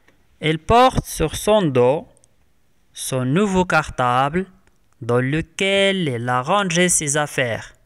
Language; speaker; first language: French; non-native, local second language; Arabic